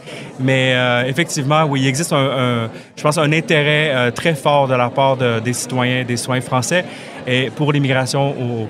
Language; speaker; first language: French; native; French